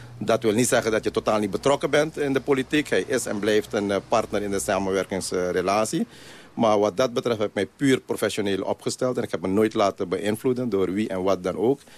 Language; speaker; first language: Dutch; non-native, local second language; Caribbean Hindustani